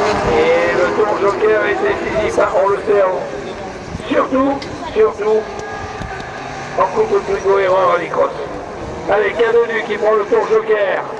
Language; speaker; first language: French; native; French